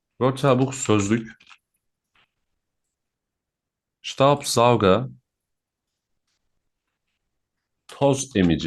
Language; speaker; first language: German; non-native, fluent; Turkish